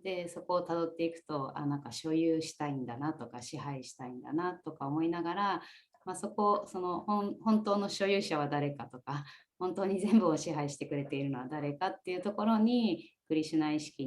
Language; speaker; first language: Japanese; native; Japanese